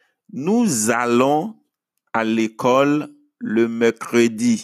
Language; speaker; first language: French; non-native, fluent; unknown